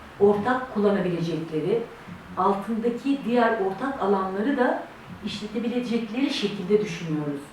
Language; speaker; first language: Turkish; native; Turkish